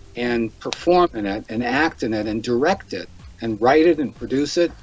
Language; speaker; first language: English; native; English